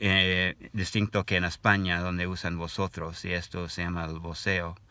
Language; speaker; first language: Spanish; non-native, learner; English